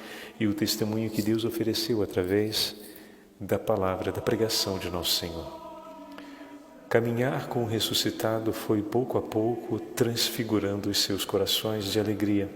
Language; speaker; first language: Portuguese; native; Portuguese